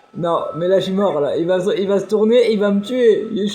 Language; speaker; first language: French; native; French